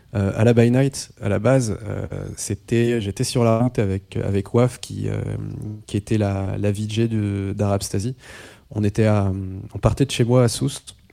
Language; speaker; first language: French; non-native, local second language; Arabic